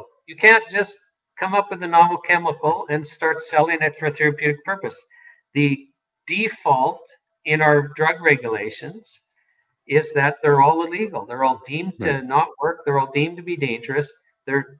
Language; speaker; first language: English; native; English